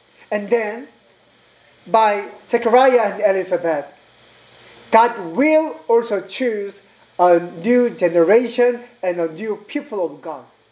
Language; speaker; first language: English; non-native, learner; Korean